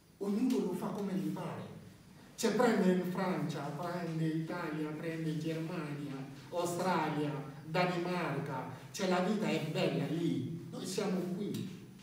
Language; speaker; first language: Italian; non-native, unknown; Bambara